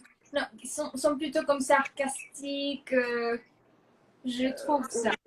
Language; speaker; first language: French; non-native, fluent; Spanish